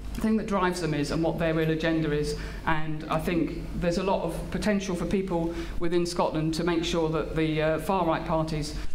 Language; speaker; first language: English; native; English